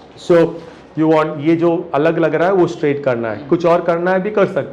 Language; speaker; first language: Hindi; non-native, local second language; Tamil